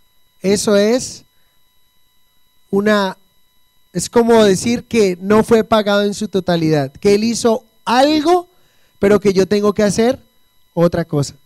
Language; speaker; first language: Spanish; native; Spanish